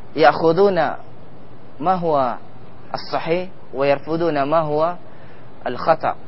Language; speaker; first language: Arabic; non-native, fluent; Indonesian